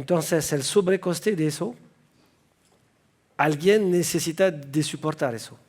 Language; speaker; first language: Spanish; non-native, fluent; French